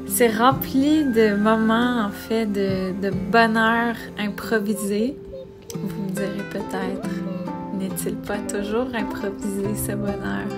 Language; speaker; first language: French; native; French